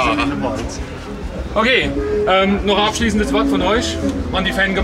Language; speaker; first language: German; native; German